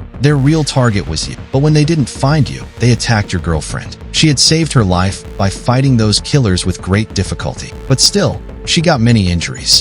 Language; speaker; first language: English; non-native, local second language; Hindi